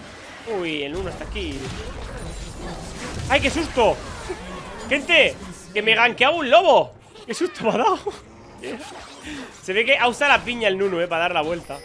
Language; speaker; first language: Spanish; native; Spanish